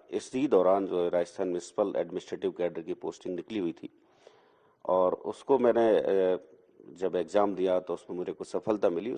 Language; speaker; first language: Hindi; native; Hindi